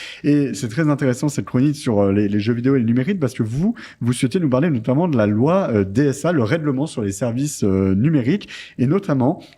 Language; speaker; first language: French; native; French